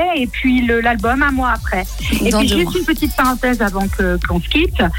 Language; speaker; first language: French; native; French